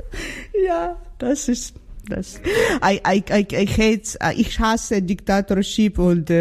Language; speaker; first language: German; non-native, learner; Ukrainian